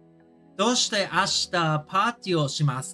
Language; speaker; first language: Japanese; non-native, learner; English